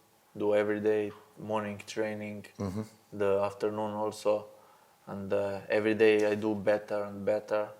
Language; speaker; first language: English; non-native, learner; Slovenian